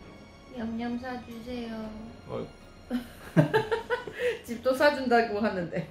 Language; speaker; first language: Korean; non-native, fluent; Chinese